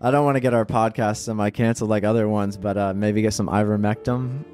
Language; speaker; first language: English; native; English